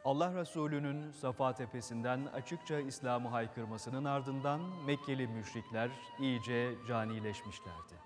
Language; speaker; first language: Turkish; native; Turkish